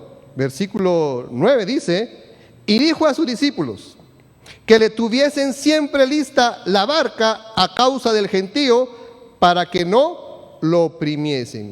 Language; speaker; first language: Spanish; native; Spanish